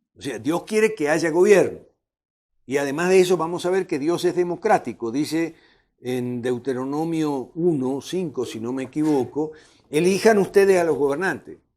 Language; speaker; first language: Spanish; native; Spanish